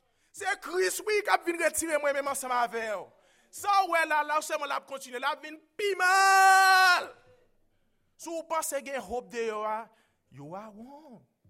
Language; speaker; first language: French; native; French